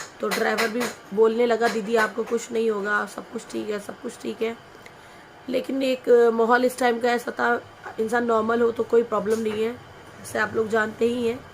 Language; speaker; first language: Hindi; native; Hindi